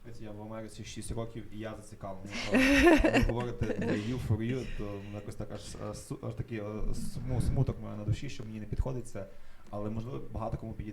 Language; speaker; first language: Ukrainian; native; Ukrainian